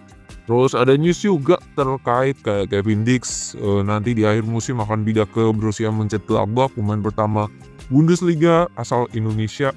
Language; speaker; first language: Indonesian; native; Indonesian